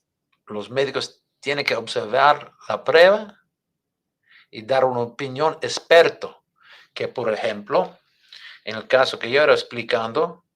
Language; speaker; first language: Spanish; non-native, fluent; English